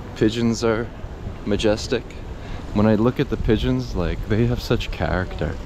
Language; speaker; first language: English; native; English